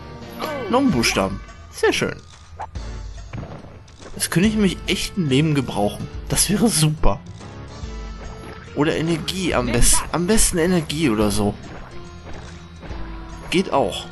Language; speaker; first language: German; native; German